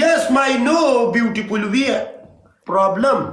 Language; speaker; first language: English; non-native, learner; Pashto